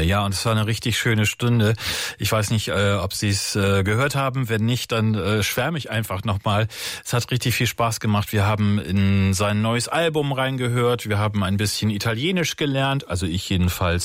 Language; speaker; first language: German; native; German